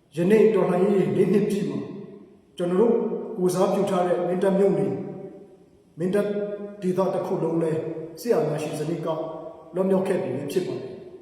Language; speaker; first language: Burmese; non-native, local second language; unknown